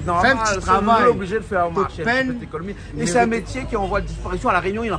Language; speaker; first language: French; native; French